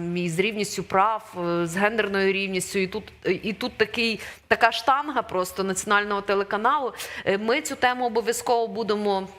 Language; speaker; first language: Ukrainian; native; Ukrainian